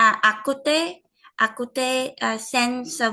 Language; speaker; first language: French; non-native, learner; Vietnamese